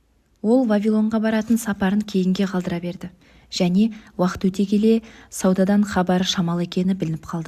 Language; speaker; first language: Kazakh; native; Kazakh